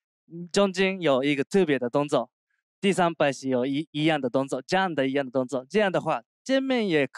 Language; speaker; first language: Chinese; non-native, learner; Japanese